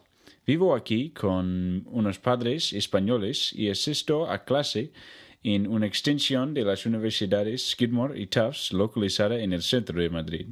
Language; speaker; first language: Spanish; non-native, learner; English